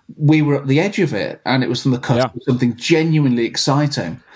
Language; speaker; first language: English; native; English